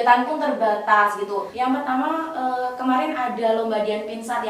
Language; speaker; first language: Indonesian; native; Indonesian